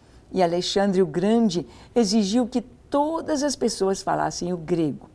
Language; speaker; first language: Portuguese; native; Portuguese